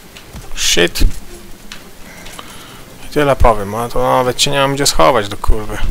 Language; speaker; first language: Polish; native; Polish